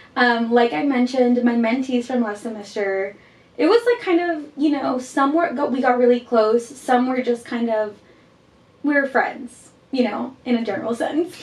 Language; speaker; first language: English; early bilingual, heritage; Spanish